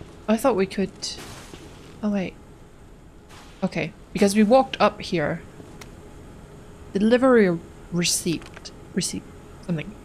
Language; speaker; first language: English; native; English